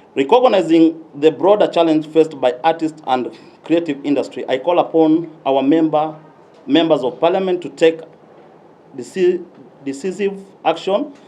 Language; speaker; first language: English; non-native, local second language; Swahili